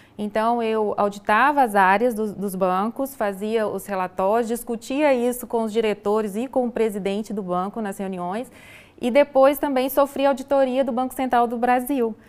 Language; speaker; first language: Portuguese; native; Portuguese